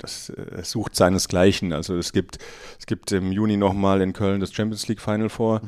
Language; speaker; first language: German; native; German